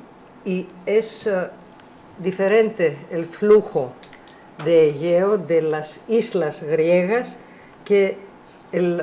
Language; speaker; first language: Spanish; non-native, learner; Greek